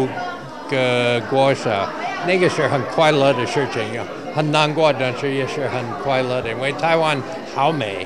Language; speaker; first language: Chinese; non-native, fluent; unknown